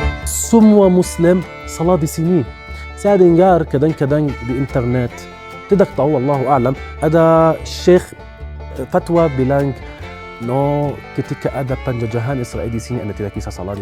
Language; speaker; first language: Indonesian; non-native, learner; Arabic